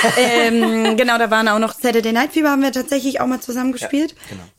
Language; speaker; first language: German; native; German